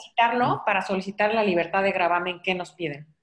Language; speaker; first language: Spanish; native; Spanish